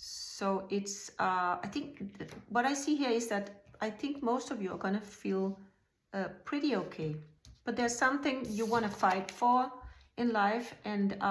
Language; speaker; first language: English; non-native, fluent; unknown